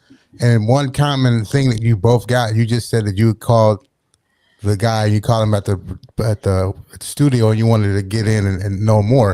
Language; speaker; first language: English; native; English